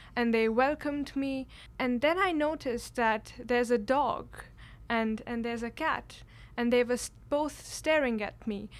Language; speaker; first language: English; non-native, local second language; Kashmiri